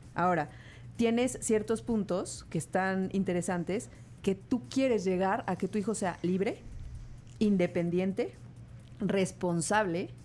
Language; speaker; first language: Spanish; native; Spanish